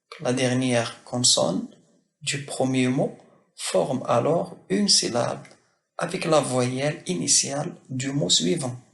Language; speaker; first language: French; non-native, local second language; Arabic